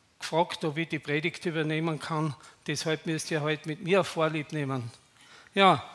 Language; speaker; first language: German; native; German